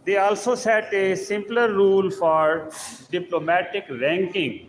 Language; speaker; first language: English; non-native, local second language; Urdu